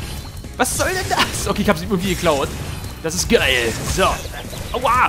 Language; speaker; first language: German; native; German